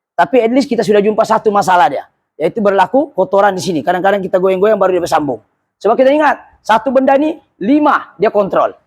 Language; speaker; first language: Malay; non-native, local second language; Buginese